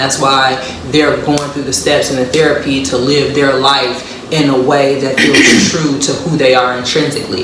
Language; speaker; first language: English; native; English